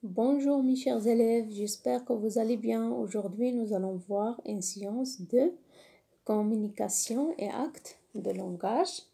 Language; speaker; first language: French; non-native, local second language; Arabic